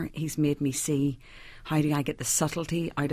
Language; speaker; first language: English; native; English